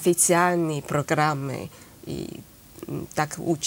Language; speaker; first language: Russian; non-native, learner; Chinese